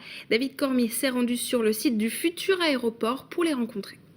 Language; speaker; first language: French; native; French